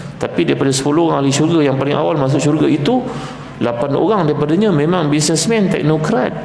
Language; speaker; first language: Malay; native; Malay